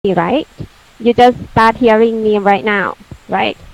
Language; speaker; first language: English; non-native, fluent; Thai